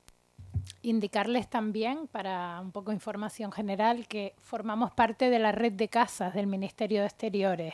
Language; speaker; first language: Spanish; native; Spanish